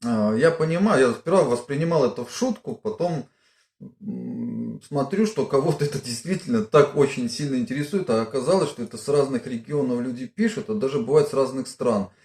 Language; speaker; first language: Russian; native; Russian